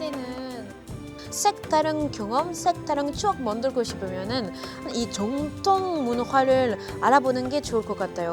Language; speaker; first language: Korean; non-native, fluent; French